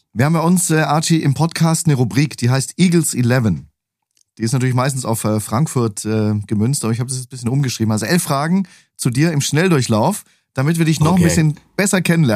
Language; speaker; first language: German; native; German